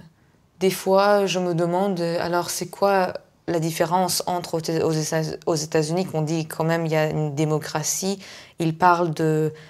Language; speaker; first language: French; non-native, fluent; Persian